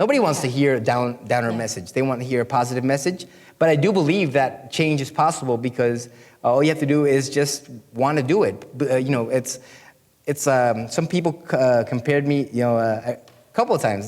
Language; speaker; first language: English; non-native, fluent; Spanish